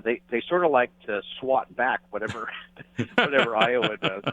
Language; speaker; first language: English; native; English